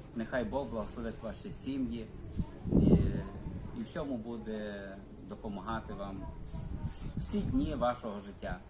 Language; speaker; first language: Ukrainian; native; Ukrainian